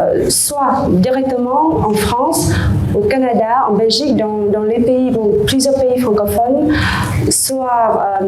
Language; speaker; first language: French; non-native, fluent; Vietnamese